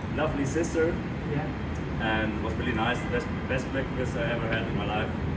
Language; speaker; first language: English; non-native, fluent; German